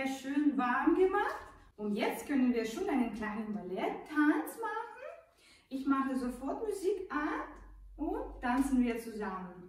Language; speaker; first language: German; non-native, learner; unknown